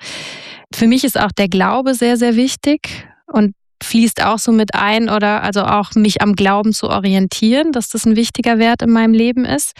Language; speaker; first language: German; native; German